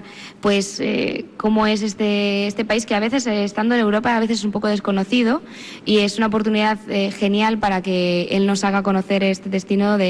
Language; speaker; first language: Spanish; native; Spanish